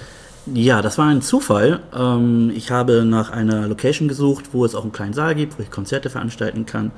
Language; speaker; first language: German; native; German